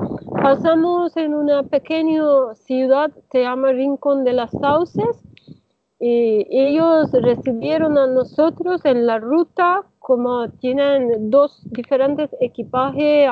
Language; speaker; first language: Spanish; non-native, learner; Turkish